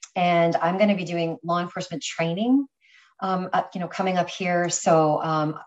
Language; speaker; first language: English; native; English